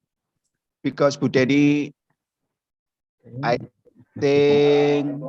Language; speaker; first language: English; non-native, learner; Indonesian